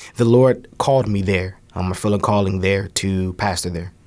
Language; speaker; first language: English; native; English